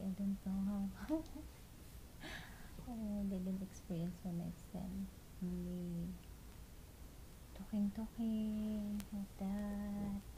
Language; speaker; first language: English; non-native, local second language; Cebuano